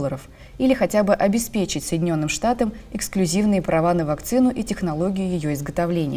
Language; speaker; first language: Russian; native; Russian